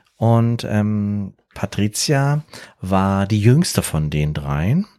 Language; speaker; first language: German; native; German